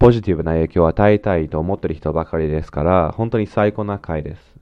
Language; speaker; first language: Japanese; non-native, fluent; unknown